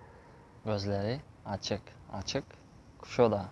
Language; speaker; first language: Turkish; non-native, fluent; Tajik